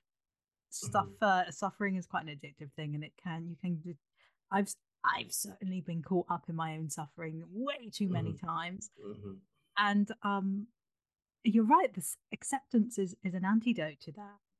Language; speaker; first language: English; native; English